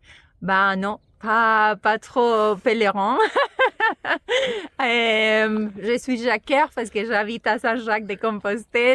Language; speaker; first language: French; non-native, fluent; Spanish